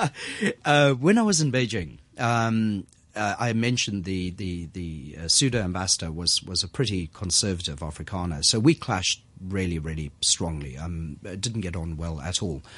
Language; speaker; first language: English; native; English